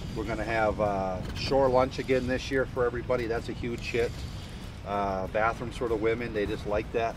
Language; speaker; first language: English; native; English